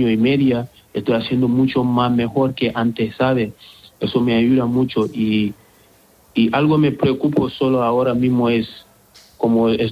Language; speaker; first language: Spanish; non-native, fluent; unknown